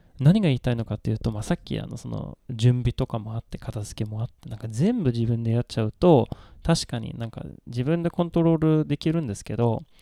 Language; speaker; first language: Japanese; non-native, fluent; Swedish